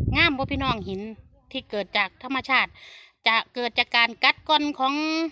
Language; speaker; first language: Thai; non-native, local second language; Northeastern Thai